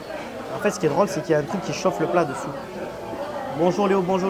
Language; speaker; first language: French; native; French